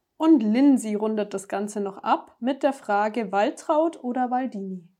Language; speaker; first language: German; native; German